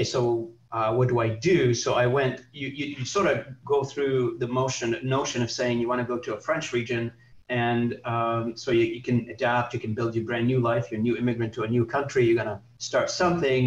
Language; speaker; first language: English; non-native, fluent; Arabic